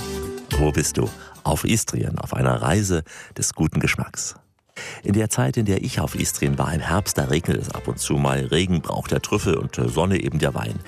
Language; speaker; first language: German; native; German